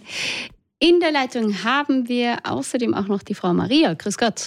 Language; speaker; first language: German; native; German